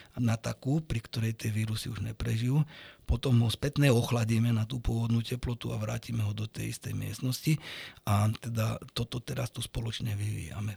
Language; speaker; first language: Slovak; native; Slovak